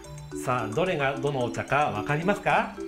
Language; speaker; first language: Japanese; native; Japanese